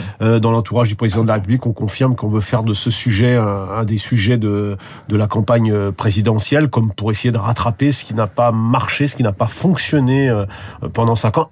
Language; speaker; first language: French; native; French